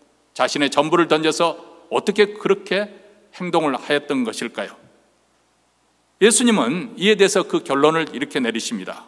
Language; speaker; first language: Korean; native; Korean